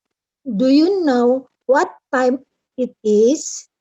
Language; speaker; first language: English; non-native, learner; Indonesian